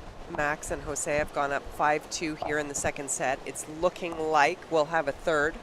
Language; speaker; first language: English; native; English